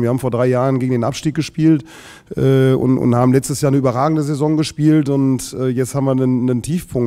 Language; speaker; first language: German; native; German